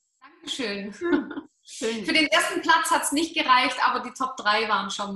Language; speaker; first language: German; native; German